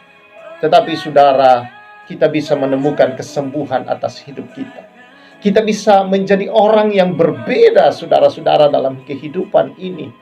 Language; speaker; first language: Indonesian; native; Indonesian